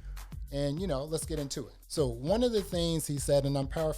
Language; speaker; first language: English; native; English